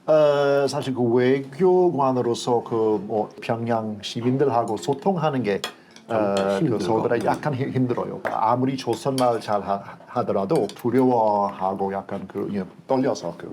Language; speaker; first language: Korean; non-native, fluent; English